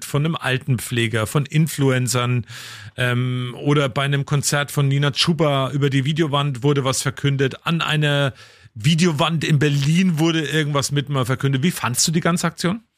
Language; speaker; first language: German; native; German